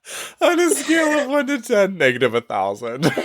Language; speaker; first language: English; native; English